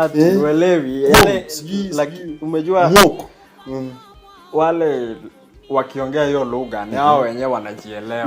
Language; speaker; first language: Swahili; non-native, local second language; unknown